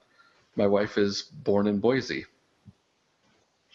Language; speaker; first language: English; native; English